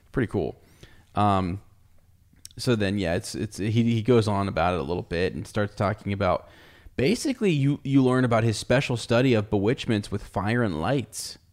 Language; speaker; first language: English; native; English